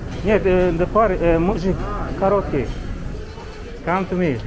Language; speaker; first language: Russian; non-native, local second language; Uzbek